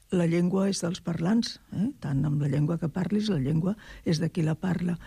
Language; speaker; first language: Catalan; native; Catalan